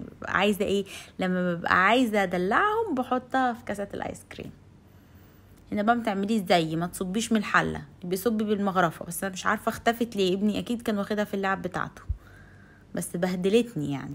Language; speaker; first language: Arabic; native; Arabic